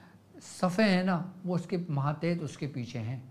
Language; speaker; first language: Urdu; native; Urdu